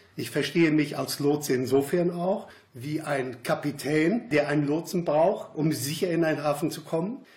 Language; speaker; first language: German; native; German